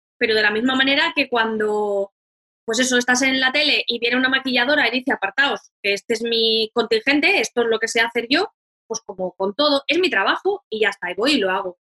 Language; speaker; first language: Spanish; native; Spanish